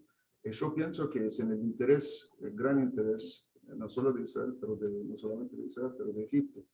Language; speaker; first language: Spanish; non-native, fluent; Arabic